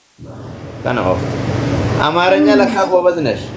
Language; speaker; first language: Amharic; non-native, local second language; Oromo